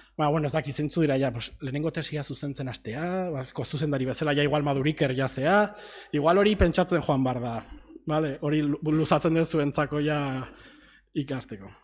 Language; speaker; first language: Basque; native; Basque